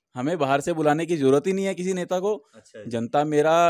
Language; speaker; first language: Hindi; native; Hindi